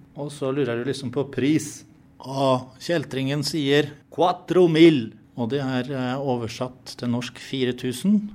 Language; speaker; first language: Norwegian; native; Norwegian